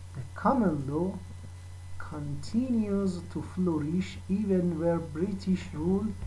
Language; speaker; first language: English; non-native, fluent; Persian